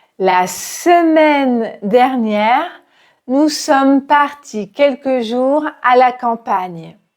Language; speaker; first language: French; native; French